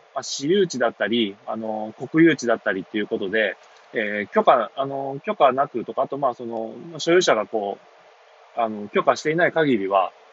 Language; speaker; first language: Japanese; native; Japanese